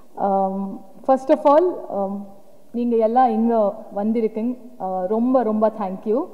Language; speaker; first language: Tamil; non-native, learner; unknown